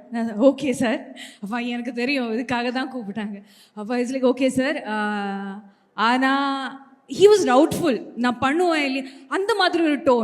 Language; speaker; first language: Tamil; non-native, learner; Malayalam